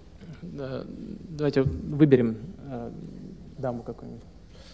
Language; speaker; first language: Russian; native; Russian